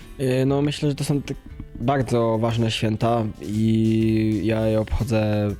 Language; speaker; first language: Polish; native; Polish